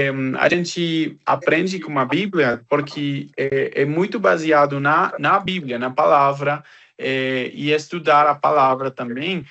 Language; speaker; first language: Portuguese; non-native, fluent; Spanish